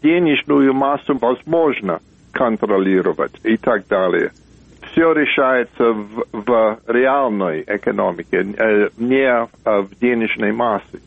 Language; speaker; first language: Russian; non-native, fluent; English